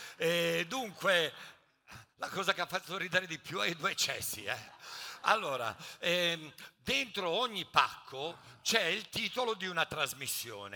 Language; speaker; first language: Italian; native; Italian